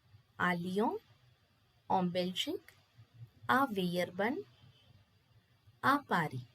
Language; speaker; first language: French; non-native, fluent; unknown